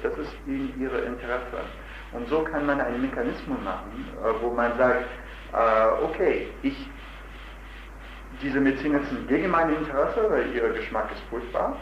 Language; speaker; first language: German; non-native, fluent; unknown